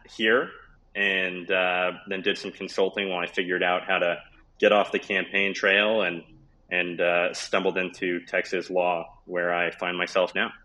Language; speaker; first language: English; native; English